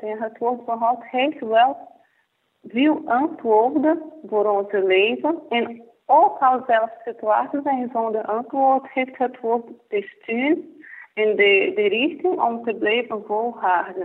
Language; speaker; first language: Dutch; non-native, fluent; Portuguese